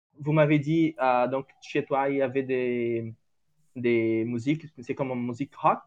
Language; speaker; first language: French; non-native, learner; Portuguese